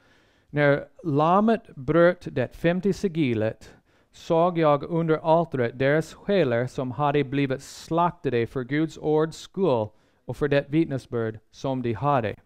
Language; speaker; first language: Swedish; non-native, fluent; English